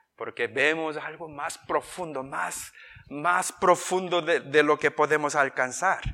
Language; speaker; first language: Spanish; non-native, fluent; Korean